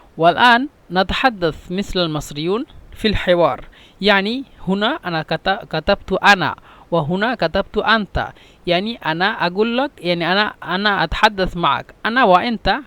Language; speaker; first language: Egyptian Arabic; non-native, fluent; Bangla